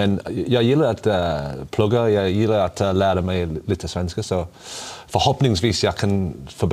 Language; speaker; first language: Swedish; non-native, learner; English